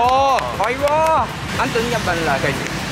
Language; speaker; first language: Vietnamese; non-native, learner; Japanese